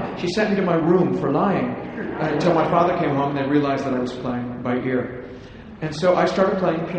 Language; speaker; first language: English; native; English